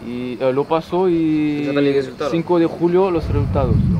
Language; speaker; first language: Spanish; non-native, learner; French